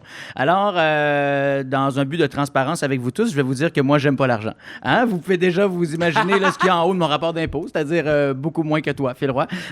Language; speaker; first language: French; native; French